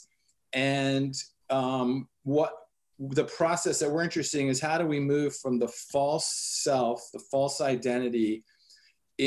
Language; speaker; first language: English; native; English